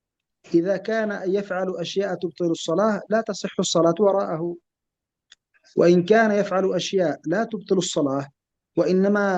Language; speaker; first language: Arabic; native; Arabic